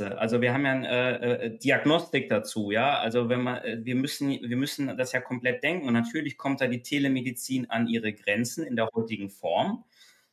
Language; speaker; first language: German; native; German